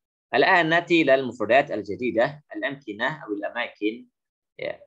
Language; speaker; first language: Arabic; non-native, fluent; Indonesian